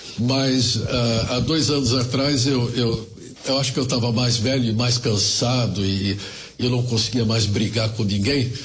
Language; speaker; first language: Portuguese; early bilingual, other home language; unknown